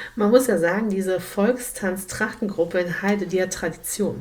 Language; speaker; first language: German; native; German